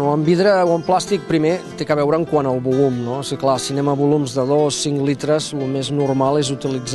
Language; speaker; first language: Catalan; native; Catalan